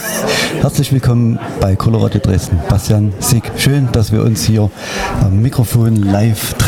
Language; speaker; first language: German; native; German